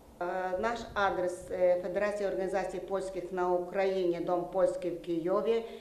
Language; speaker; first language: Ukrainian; non-native, local second language; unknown